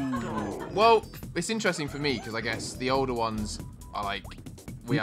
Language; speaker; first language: English; native; English